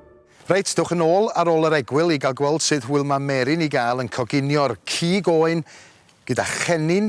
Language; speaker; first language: Welsh; native; Welsh